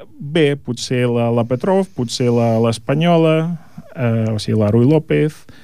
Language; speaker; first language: Catalan; non-native, fluent; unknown